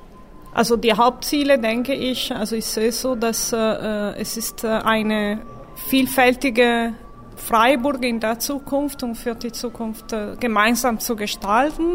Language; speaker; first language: German; non-native, fluent; Italian